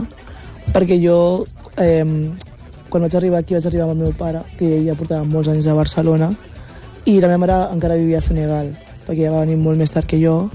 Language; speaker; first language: Catalan; early bilingual, other home language; Wolof